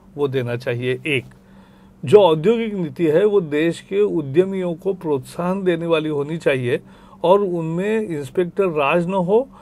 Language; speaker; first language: Hindi; native; Hindi